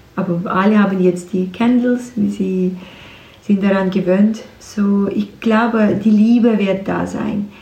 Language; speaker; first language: German; non-native, learner; Ukrainian